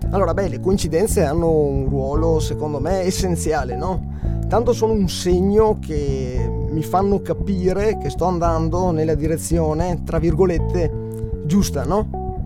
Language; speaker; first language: Italian; native; Italian